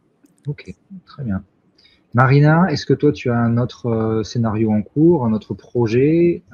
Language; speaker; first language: French; native; French